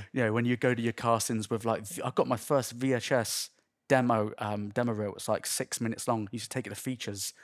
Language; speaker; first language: English; native; English